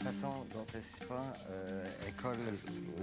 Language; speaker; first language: French; native; French